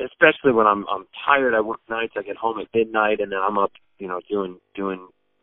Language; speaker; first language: English; native; English